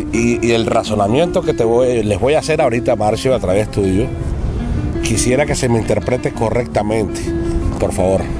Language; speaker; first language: Spanish; native; Spanish